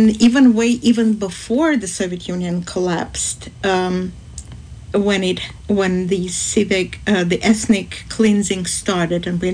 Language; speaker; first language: English; non-native, fluent; Azerbaijani